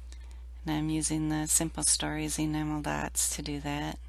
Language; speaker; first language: English; native; English